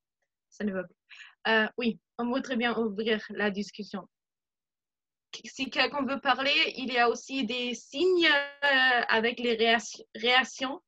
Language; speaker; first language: French; non-native, fluent; German